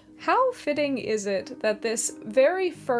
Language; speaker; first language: English; native; English